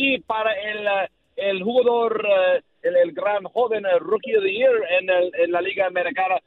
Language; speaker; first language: Spanish; non-native, learner; English